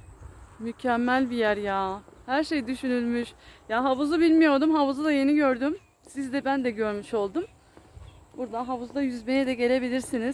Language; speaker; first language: Turkish; native; Turkish